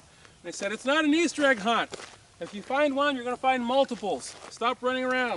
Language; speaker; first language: English; native; English